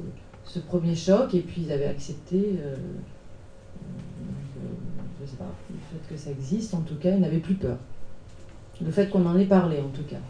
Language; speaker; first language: French; native; French